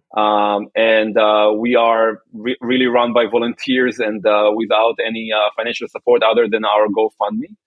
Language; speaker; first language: English; non-native, fluent; Hebrew